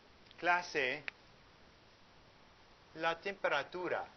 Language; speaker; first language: Spanish; non-native, fluent; English